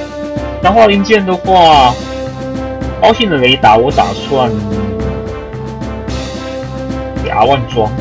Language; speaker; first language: Chinese; native; Chinese